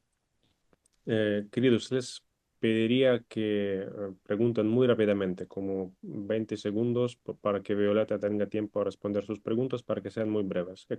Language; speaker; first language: Spanish; non-native, fluent; Ukrainian